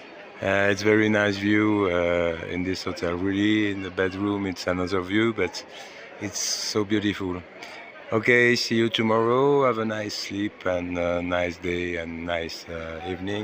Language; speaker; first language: English; non-native, learner; French